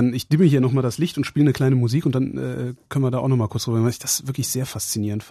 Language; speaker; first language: German; native; German